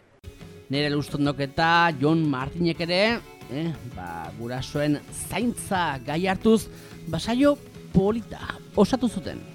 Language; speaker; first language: Basque; native; Basque